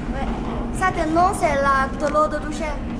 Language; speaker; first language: French; non-native, learner; Chinese